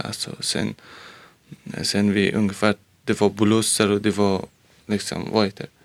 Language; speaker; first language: Swedish; non-native, learner; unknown